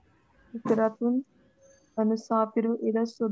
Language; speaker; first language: Arabic; non-native, learner; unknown